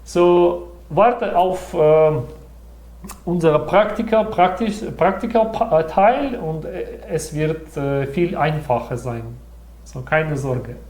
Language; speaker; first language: German; non-native, learner; Russian